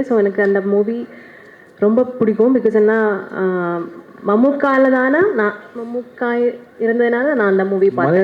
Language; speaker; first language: Tamil; non-native, learner; Malayalam